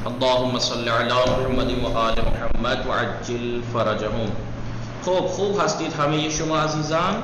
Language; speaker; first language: Persian; non-native, fluent; Urdu